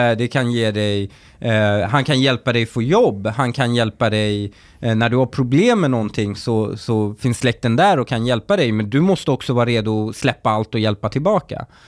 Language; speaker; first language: Swedish; early bilingual, other home language; Persian